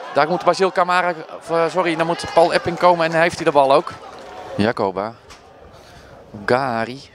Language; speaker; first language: Dutch; native; Dutch